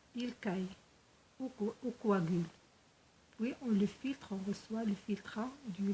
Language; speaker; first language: French; non-native, local second language; Arabic